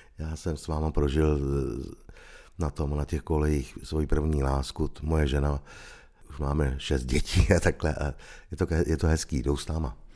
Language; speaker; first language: Czech; native; Czech